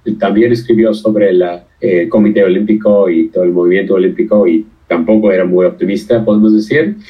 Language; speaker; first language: Spanish; non-native, fluent; English